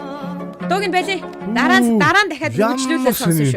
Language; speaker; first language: Mongolian; native; Mongolian